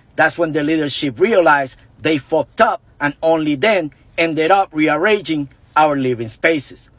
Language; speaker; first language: English; non-native, fluent; Spanish